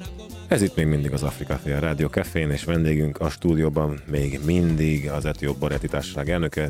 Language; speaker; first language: Hungarian; native; Hungarian